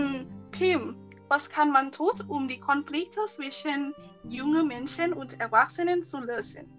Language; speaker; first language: German; non-native, learner; Thai